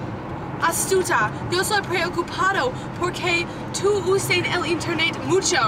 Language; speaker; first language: Spanish; non-native, learner; English